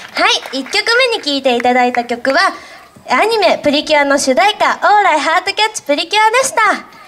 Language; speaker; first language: Japanese; native; Japanese